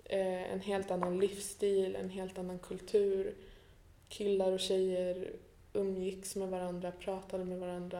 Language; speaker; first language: Swedish; early bilingual, other home language; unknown